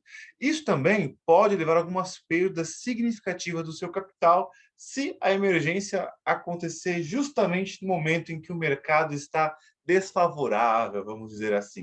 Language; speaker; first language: Portuguese; native; Portuguese